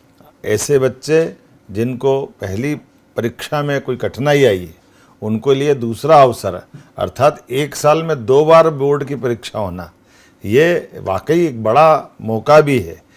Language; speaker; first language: Hindi; native; Hindi